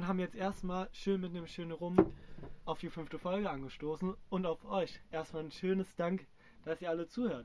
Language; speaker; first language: German; native; German